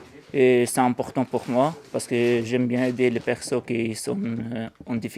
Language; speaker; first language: French; non-native, fluent; Albanian